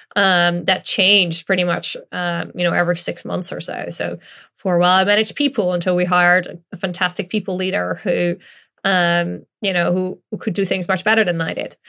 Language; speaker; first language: English; non-native, fluent; Dutch